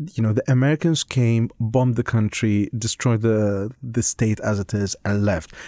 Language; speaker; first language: English; non-native, fluent; Arabic